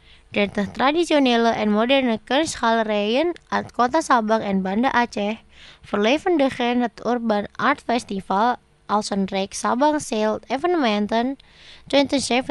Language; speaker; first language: Dutch; non-native, fluent; Indonesian